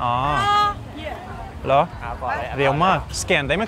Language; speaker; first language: Thai; non-native, learner; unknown